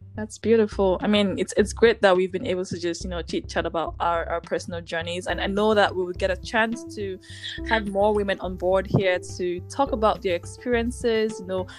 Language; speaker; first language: English; non-native, local second language; Yoruba